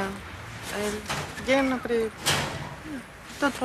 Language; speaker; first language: French; non-native, learner; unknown